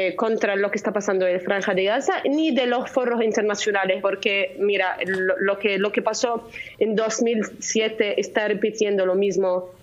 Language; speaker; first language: Spanish; non-native, fluent; Arabic